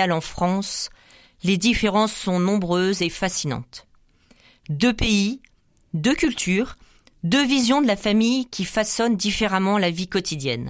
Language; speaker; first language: French; native; French